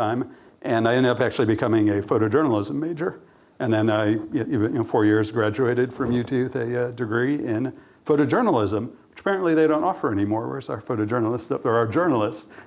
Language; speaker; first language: English; native; English